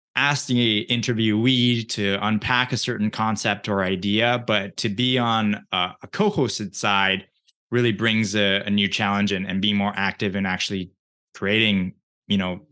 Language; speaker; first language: English; early bilingual, other home language; Japanese